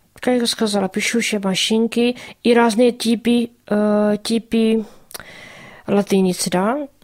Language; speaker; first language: Russian; non-native, learner; Czech